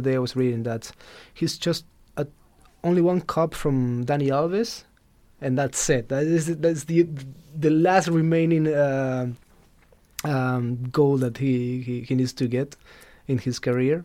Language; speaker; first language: English; non-native, fluent; Spanish